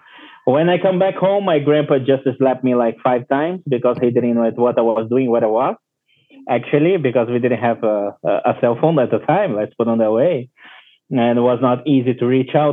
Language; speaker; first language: English; non-native, learner; Portuguese